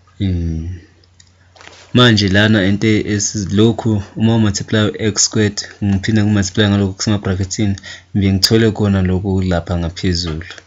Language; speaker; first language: Zulu; native; Zulu